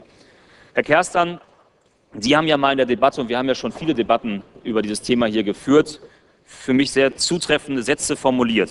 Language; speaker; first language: German; native; German